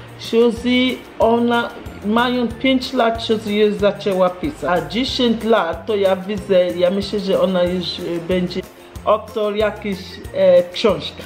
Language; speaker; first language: Polish; non-native, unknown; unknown